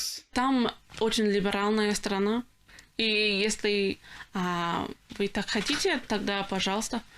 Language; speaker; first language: Russian; non-native, learner; English